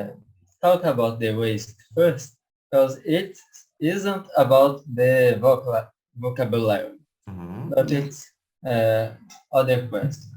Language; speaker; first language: English; non-native, learner; Portuguese